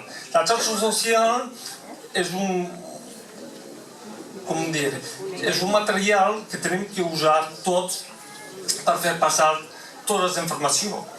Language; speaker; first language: Catalan; non-native, local second language; French